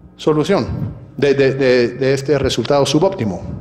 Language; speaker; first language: Spanish; early bilingual, heritage; Spanish